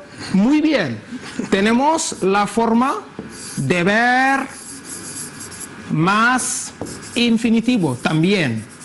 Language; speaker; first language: Spanish; non-native, fluent; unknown